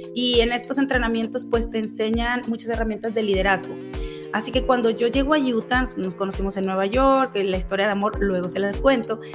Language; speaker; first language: Spanish; native; Spanish